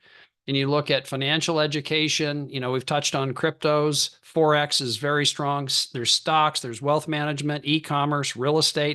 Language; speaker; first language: English; native; English